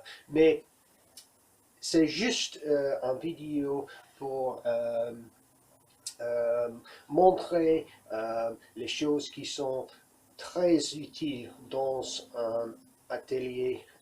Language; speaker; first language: French; non-native, learner; English